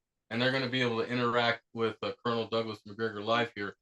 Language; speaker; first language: English; native; English